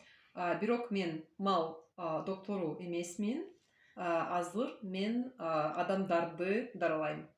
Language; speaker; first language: Kyrgyz; non-native, learner; Russian